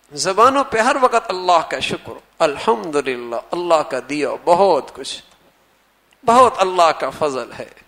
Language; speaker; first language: Urdu; native; Urdu